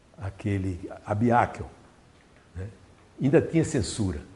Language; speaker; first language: Portuguese; native; Portuguese